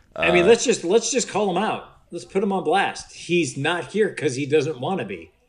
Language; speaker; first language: English; native; English